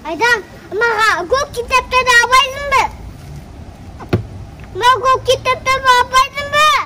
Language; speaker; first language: Kyrgyz; early bilingual, heritage; Kyrgyz